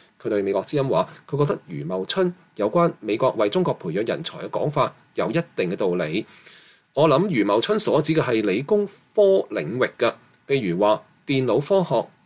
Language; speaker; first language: Chinese; non-native, local second language; Cantonese